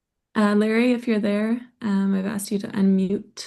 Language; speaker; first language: English; native; English